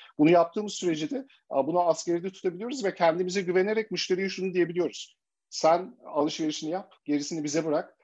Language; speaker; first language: Turkish; early bilingual, heritage; Turkish